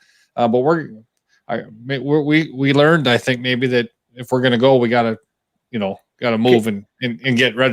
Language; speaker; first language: English; native; English